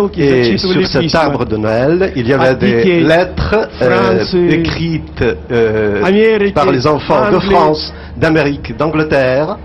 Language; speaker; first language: French; non-native, fluent; Russian